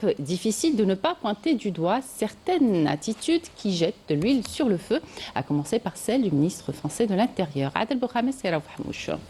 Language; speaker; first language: French; non-native, local second language; Arabic